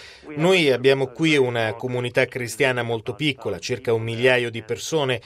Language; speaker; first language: Italian; non-native, fluent; English